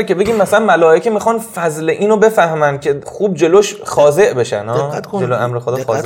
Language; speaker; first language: Persian; native; Persian